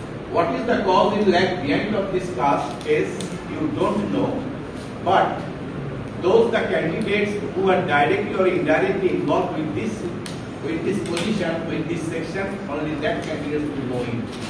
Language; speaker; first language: English; non-native, local second language; Bangla